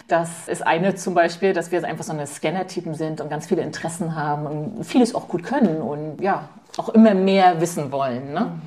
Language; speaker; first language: German; native; German